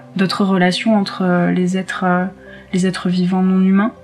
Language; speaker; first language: French; native; French